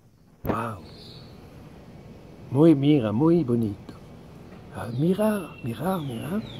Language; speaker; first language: Spanish; non-native, learner; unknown